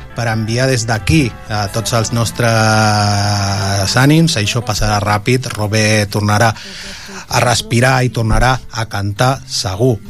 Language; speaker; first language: Catalan; non-native, local second language; Spanish